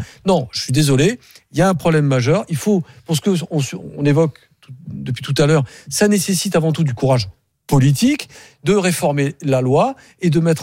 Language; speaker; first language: French; native; French